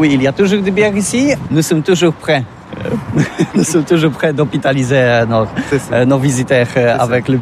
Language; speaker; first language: French; non-native, learner; Polish